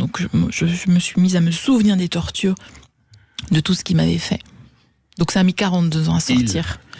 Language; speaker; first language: French; native; French